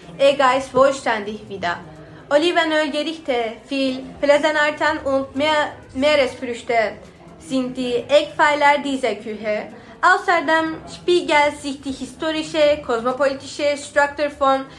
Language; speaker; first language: German; non-native, learner; Turkish